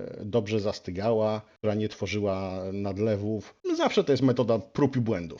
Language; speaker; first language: Polish; native; Polish